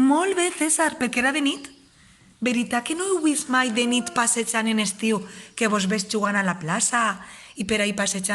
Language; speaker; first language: Catalan; native; Catalan